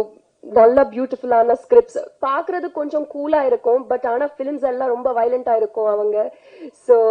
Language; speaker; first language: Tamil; non-native, learner; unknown